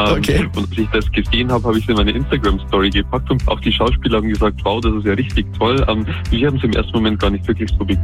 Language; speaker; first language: German; native; German